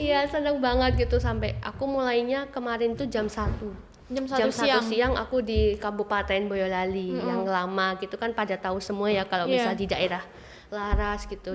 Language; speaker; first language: Indonesian; native; Indonesian